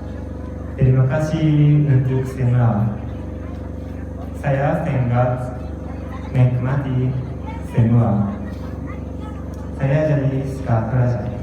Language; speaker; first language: Indonesian; non-native, learner; Japanese